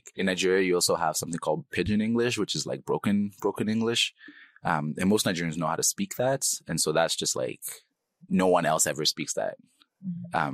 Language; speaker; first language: English; native; English